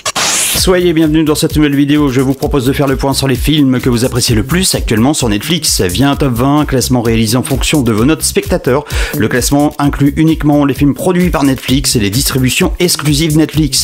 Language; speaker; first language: French; native; French